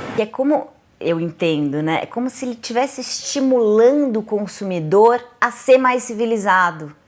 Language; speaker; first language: Portuguese; native; Portuguese